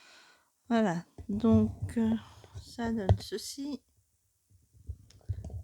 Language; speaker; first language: French; native; French